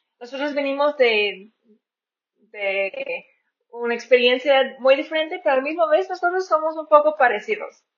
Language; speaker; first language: Spanish; non-native, fluent; English